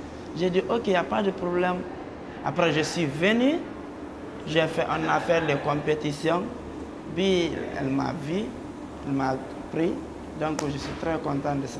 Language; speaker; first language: French; non-native, local second language; Mandingo